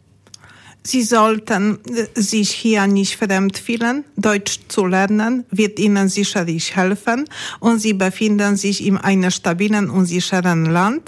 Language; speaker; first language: German; non-native, learner; Polish